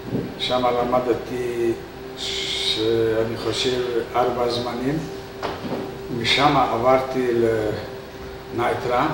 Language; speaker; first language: Hebrew; non-native, fluent; Hungarian